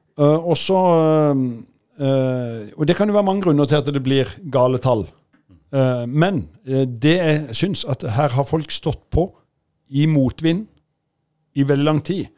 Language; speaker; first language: Norwegian; native; Norwegian